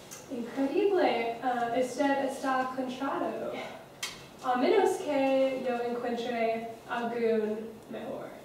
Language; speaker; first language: Spanish; non-native, learner; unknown